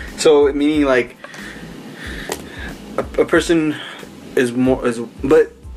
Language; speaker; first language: English; native; English